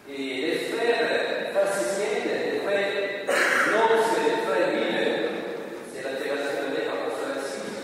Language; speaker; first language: French; non-native, learner; Italian